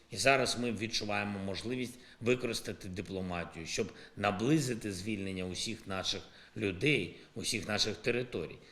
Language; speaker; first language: Ukrainian; non-native, local second language; Russian